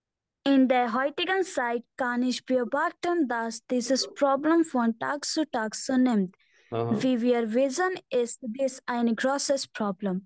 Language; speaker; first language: German; non-native, learner; Hindi